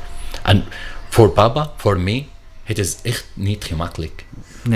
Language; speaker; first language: Dutch; non-native, learner; Arabic